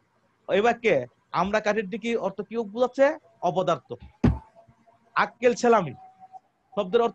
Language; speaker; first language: Bangla; native; Bangla